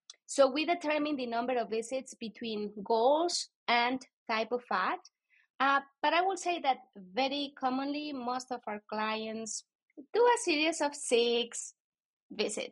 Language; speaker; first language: English; non-native, fluent; Spanish